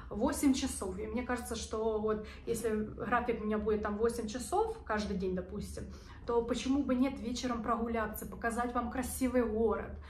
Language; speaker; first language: Russian; native; Russian